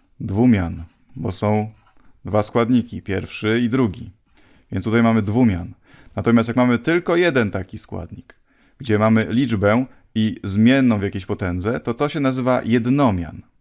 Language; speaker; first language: Polish; native; Polish